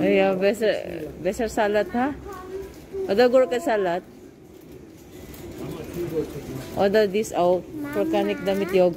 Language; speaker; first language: German; non-native, learner; Filipino